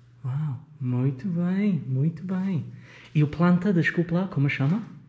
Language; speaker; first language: Portuguese; non-native, learner; English